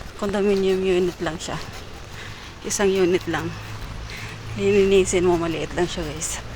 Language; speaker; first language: Filipino; native; Filipino